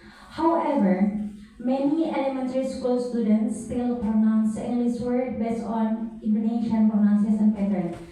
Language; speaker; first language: English; non-native, learner; Indonesian